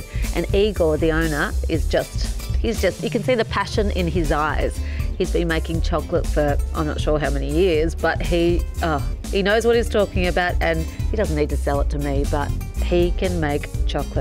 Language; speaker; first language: English; native; English